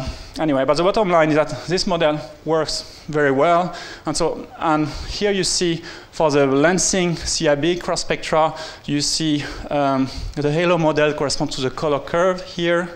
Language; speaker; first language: English; non-native, fluent; French